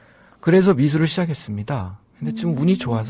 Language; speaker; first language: Korean; native; Korean